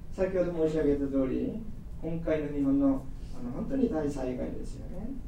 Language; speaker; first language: Japanese; non-native, fluent; Korean